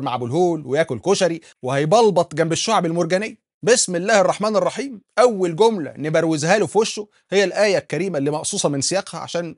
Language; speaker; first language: Arabic; native; Arabic